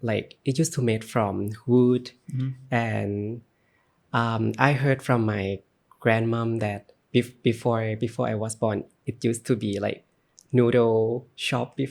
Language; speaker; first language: English; non-native, learner; Thai